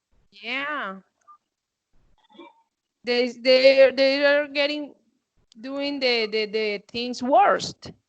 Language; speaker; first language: English; non-native, fluent; Spanish